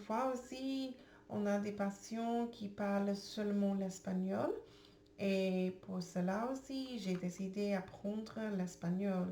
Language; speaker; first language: French; non-native, learner; English